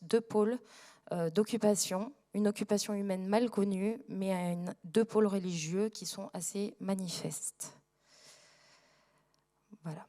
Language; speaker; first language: French; native; French